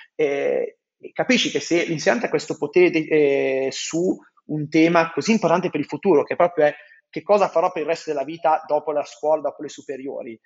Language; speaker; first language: Italian; native; Italian